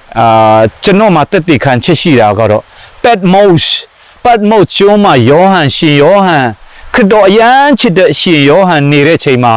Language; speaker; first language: Burmese; non-native, fluent; Mizo